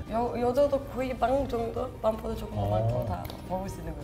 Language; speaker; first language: Korean; non-native, fluent; Turkish